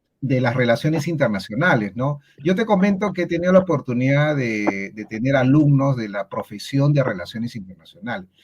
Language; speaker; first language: Spanish; native; Spanish